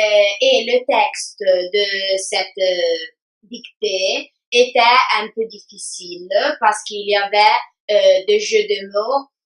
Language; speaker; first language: French; non-native, learner; Italian